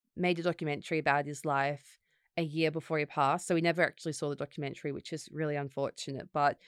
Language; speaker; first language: English; native; English